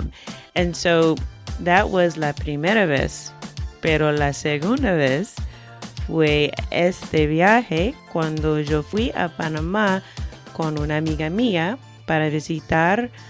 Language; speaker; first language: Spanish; non-native, fluent; English